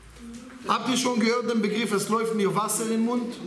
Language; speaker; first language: German; non-native, learner; Hebrew